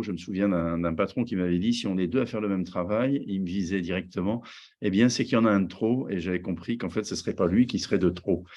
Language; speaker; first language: French; native; French